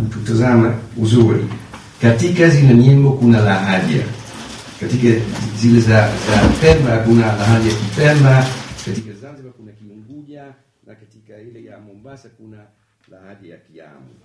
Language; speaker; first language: Swahili; non-native, fluent; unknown